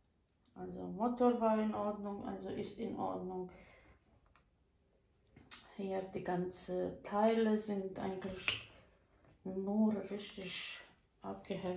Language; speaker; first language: German; non-native, fluent; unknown